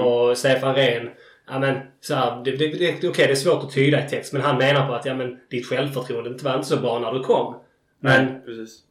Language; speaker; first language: Swedish; native; Swedish